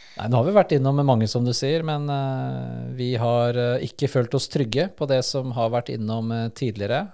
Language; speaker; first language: Norwegian; early bilingual, other home language; Spanish